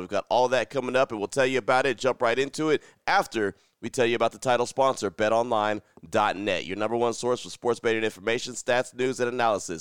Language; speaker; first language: English; native; English